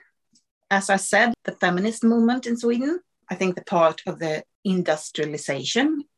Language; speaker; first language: English; non-native, fluent; Swedish